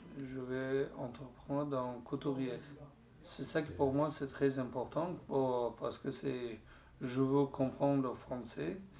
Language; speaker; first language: French; non-native, learner; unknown